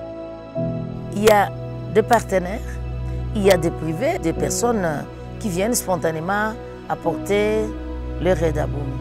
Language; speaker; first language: French; non-native, local second language; Swahili